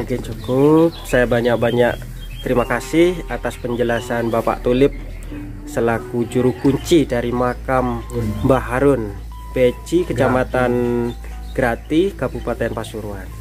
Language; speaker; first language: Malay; non-native, local second language; Javanese